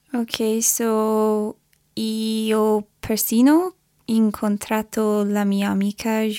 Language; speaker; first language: Italian; non-native, learner; English